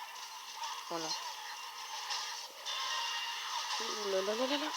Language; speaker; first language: French; native; French